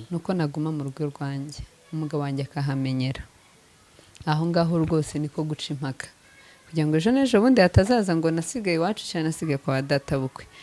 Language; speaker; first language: Kinyarwanda; native; Kinyarwanda